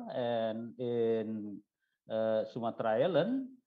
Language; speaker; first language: English; non-native, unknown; Indonesian